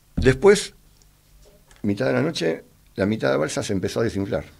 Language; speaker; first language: Spanish; native; Spanish